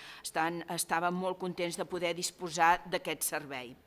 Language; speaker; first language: Catalan; native; Catalan